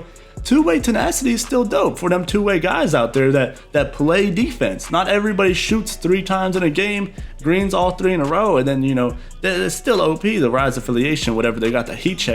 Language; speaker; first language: English; native; English